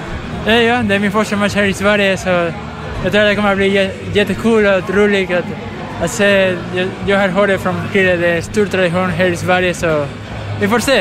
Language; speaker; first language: Swedish; non-native, learner; Spanish